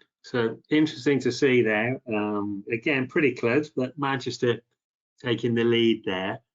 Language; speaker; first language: English; native; English